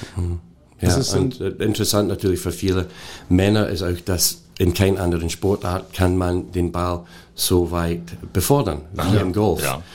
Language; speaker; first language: German; non-native, fluent; English